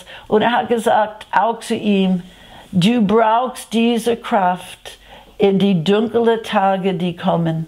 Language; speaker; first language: German; non-native, fluent; English